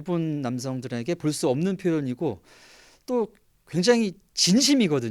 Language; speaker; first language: Korean; native; Korean